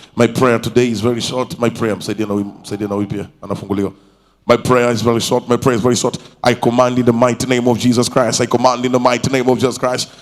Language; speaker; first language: English; non-native, local second language; Swahili